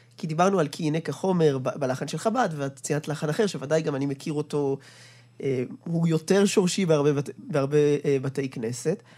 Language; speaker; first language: Hebrew; native; Hebrew